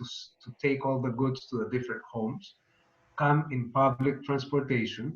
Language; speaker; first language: English; non-native, fluent; Spanish